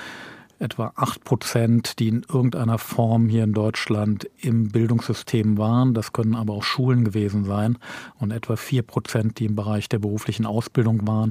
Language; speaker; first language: German; native; German